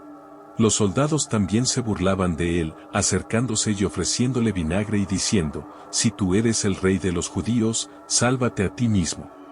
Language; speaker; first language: Spanish; native; Spanish